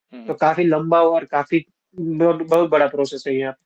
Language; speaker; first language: Hindi; non-native, local second language; Gujarati